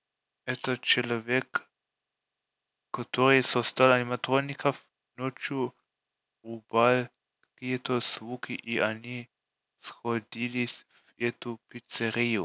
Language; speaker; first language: Russian; non-native, fluent; German